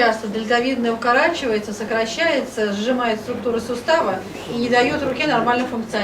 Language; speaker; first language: Russian; native; Russian